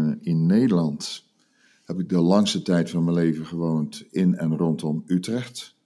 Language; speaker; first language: Dutch; native; Dutch